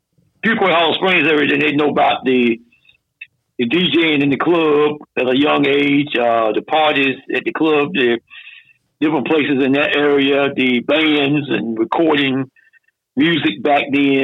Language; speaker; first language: English; native; English